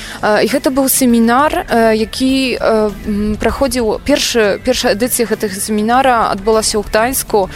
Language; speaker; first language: Belarusian; non-native, fluent; Polish